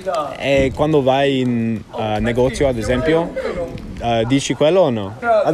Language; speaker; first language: Italian; non-native, fluent; English